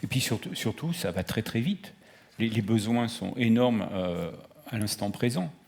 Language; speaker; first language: French; native; French